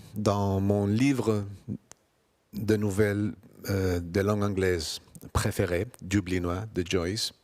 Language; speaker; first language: French; non-native, fluent; Spanish